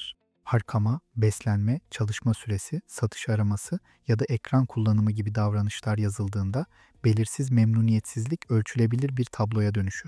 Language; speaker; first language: Turkish; native; Turkish